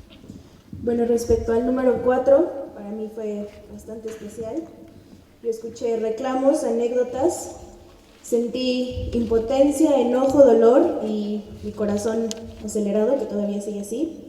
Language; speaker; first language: Spanish; native; Spanish